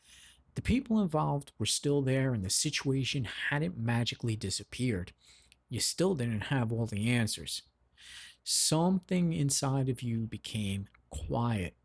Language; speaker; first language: English; native; English